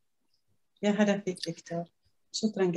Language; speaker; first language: Arabic; native; Arabic